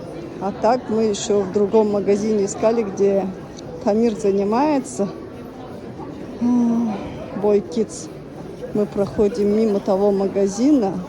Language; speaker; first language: Russian; native; Russian